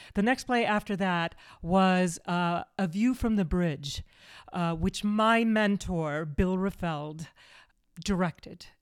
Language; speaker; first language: English; early bilingual, other home language; German